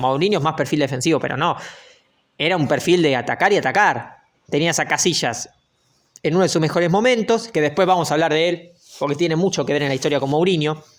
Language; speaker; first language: Spanish; native; Spanish